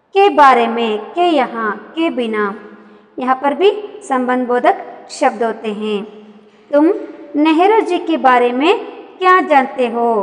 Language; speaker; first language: Hindi; non-native, local second language; Kannada